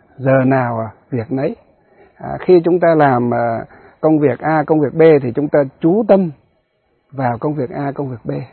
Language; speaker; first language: Vietnamese; non-native, local second language; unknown